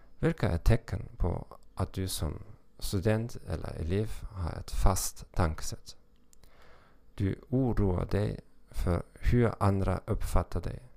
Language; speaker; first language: Swedish; non-native, learner; German